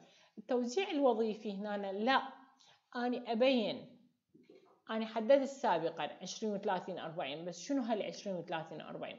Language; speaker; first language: Arabic; native; Arabic